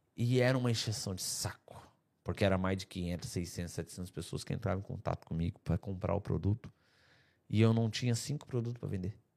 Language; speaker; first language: Portuguese; native; Portuguese